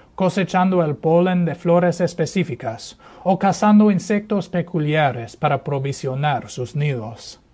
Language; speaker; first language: Spanish; non-native, fluent; English